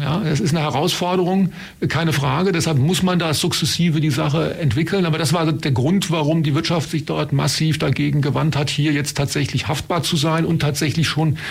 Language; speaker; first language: German; native; German